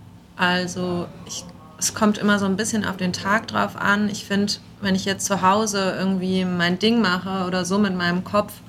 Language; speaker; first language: German; native; German